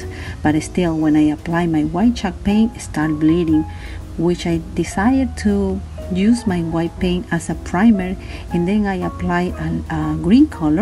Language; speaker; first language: English; non-native, fluent; Spanish